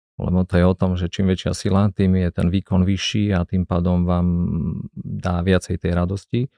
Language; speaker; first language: Slovak; native; Slovak